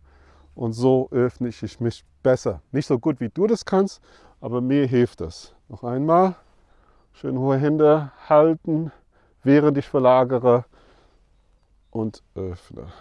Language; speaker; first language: German; non-native, fluent; English